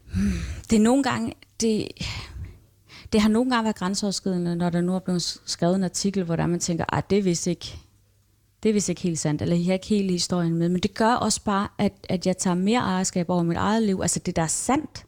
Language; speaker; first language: Danish; native; Danish